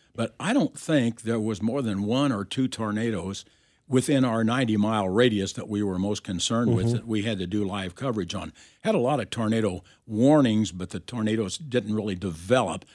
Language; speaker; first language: English; native; English